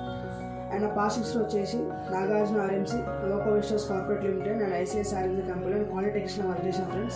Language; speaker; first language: Telugu; native; Telugu